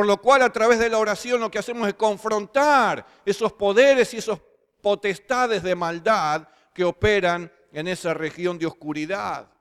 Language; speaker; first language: Spanish; native; Spanish